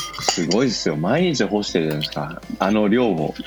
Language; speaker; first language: Japanese; native; Japanese